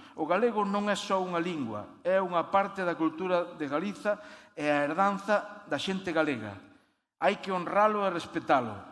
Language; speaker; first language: Galician; native; Galician